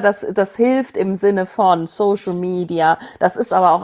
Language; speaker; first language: German; native; German